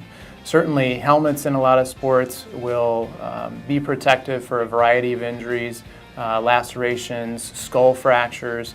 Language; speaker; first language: English; native; English